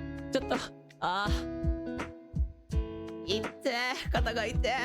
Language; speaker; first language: Japanese; non-native, fluent; English